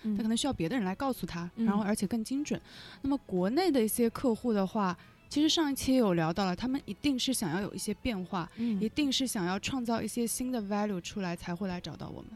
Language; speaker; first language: Chinese; native; Chinese